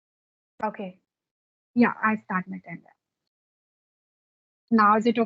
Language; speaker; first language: English; non-native, local second language; Hindi